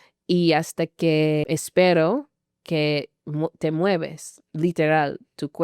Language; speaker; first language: Spanish; non-native, fluent; English